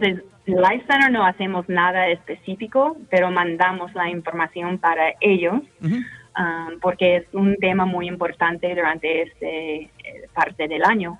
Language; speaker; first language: Spanish; non-native, fluent; English